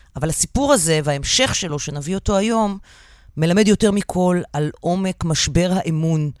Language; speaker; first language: Hebrew; native; Hebrew